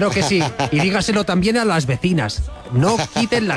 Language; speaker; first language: Spanish; native; Spanish